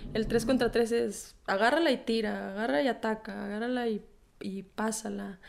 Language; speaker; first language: Spanish; native; Spanish